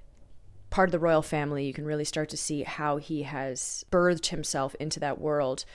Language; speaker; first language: English; native; English